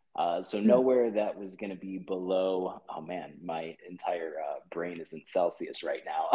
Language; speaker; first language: English; early bilingual, other home language; Filipino